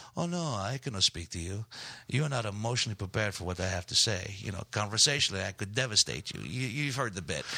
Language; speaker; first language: English; native; English